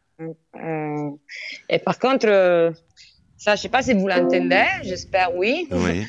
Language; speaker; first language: French; non-native, learner; Italian